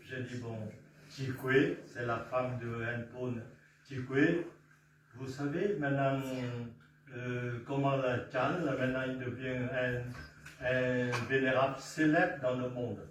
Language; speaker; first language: French; non-native, fluent; Vietnamese